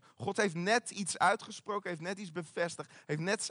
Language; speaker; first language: Dutch; native; Dutch